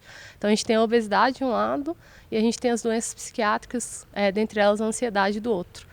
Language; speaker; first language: Portuguese; native; Portuguese